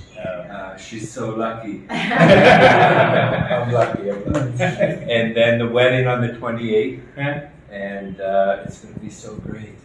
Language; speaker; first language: English; native; English